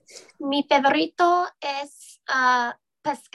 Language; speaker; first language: Spanish; non-native, learner; English